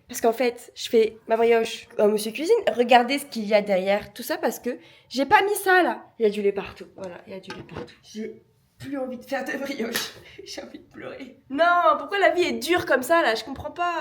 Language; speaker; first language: French; native; French